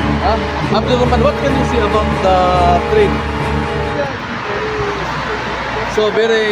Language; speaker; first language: English; non-native, learner; Filipino